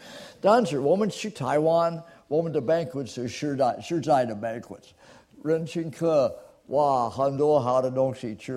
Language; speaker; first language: Chinese; non-native, fluent; English